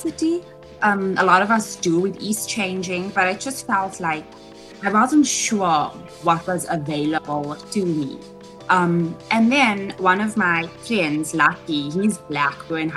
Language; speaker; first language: English; native; English